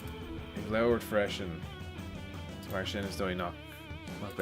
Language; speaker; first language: Irish; non-native, local second language; English